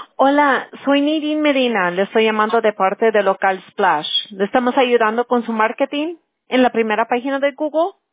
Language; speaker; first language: Spanish; early bilingual, heritage; Spanish